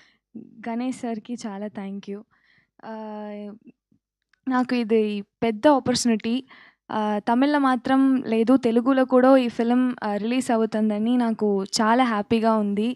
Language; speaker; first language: Telugu; non-native, local second language; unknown